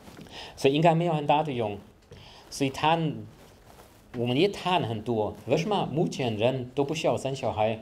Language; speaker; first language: Chinese; non-native, fluent; German